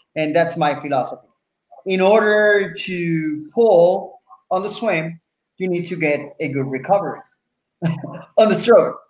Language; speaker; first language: English; non-native, fluent; Spanish